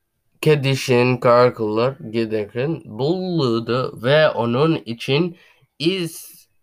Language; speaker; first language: Turkish; non-native, learner; English